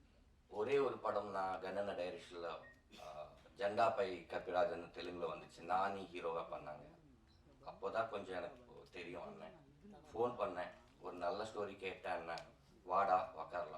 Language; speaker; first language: Tamil; non-native, learner; Telugu